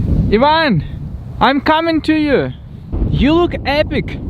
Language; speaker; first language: English; non-native, fluent; Russian